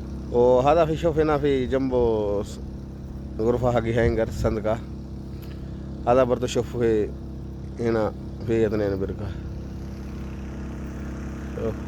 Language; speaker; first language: Arabic; non-native, learner; Urdu